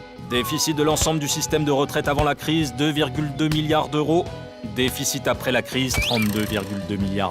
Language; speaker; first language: French; native; French